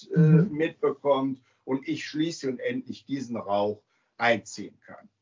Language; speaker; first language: German; native; German